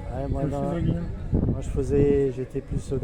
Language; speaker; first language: French; native; French